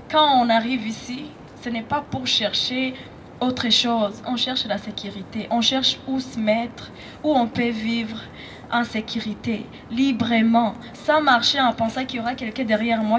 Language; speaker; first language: French; non-native, local second language; Rundi